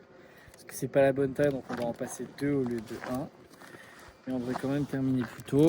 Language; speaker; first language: French; native; French